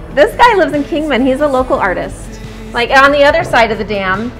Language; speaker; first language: English; native; English